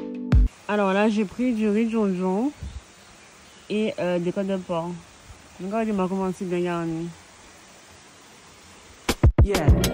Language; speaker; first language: French; native; French